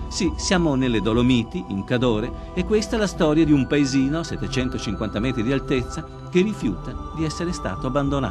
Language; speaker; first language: Italian; native; Italian